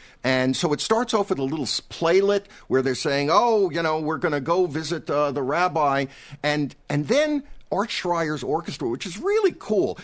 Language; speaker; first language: English; native; English